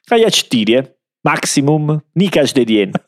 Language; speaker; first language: Russian; non-native, learner; Italian